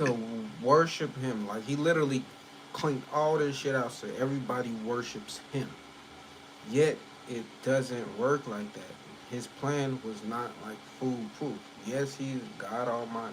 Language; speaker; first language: English; native; English